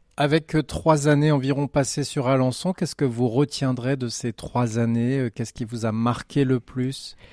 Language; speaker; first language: French; native; French